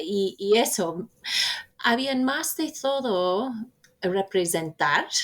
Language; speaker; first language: Spanish; non-native, fluent; English